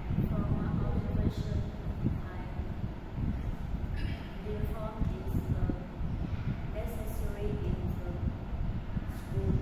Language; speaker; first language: English; non-native, learner; Vietnamese